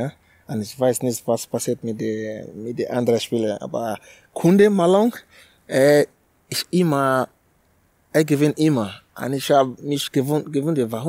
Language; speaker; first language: German; non-native, learner; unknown